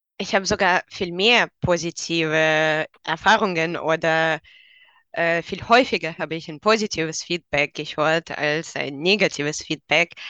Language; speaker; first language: German; non-native, fluent; Russian